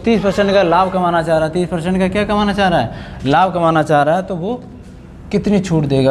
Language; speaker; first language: Hindi; native; Hindi